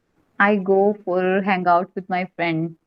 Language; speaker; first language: English; non-native, learner; Hindi